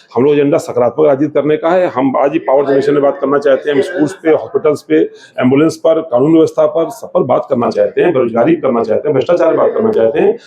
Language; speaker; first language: Hindi; native; Hindi